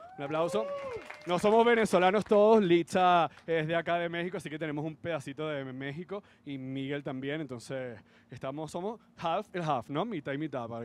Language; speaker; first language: Spanish; native; Spanish